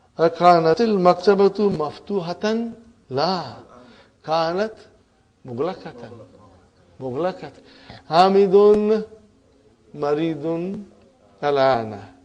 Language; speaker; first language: Arabic; non-native, fluent; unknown